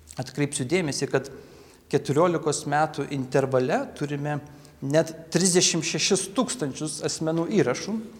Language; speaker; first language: Lithuanian; native; Lithuanian